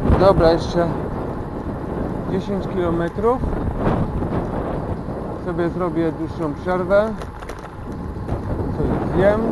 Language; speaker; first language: Polish; native; Polish